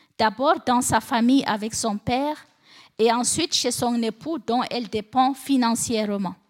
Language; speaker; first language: French; non-native, local second language; Fula